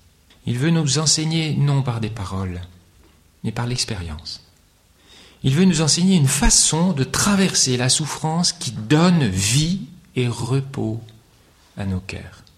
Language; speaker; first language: French; native; French